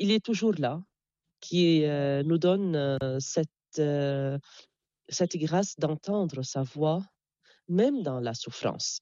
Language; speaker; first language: French; non-native, local second language; Arabic